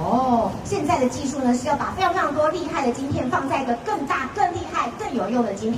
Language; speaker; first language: Chinese; native; Chinese